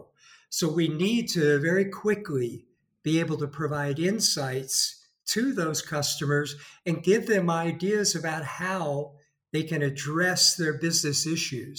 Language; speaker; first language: English; native; English